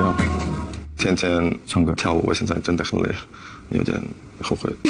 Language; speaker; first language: Chinese; non-native, learner; Russian